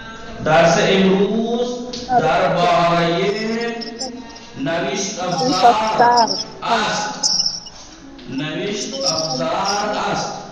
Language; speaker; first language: Persian; non-native, fluent; Urdu